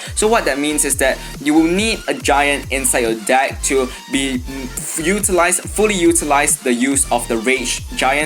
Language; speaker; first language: English; non-native, fluent; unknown